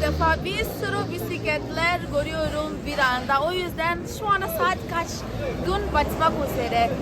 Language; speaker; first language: Turkish; non-native, fluent; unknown